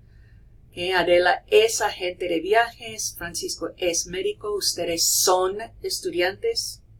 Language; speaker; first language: Spanish; non-native, fluent; English